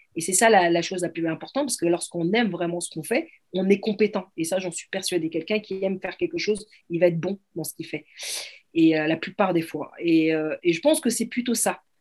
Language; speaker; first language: French; early bilingual, other home language; Arabic